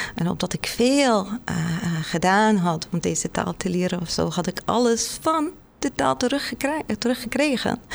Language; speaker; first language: Dutch; non-native, fluent; Arabic